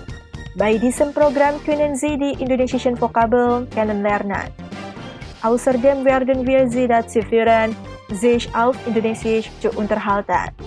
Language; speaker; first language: German; non-native, fluent; Indonesian